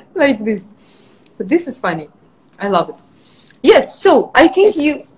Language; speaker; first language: English; non-native, fluent; Russian